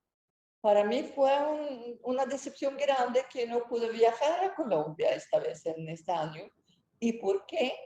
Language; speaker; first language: Spanish; non-native, fluent; Swedish